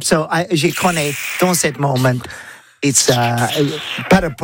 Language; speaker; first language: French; non-native, learner; English